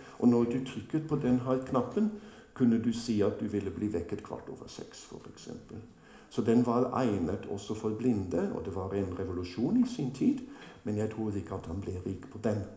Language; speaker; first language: Norwegian; non-native, fluent; German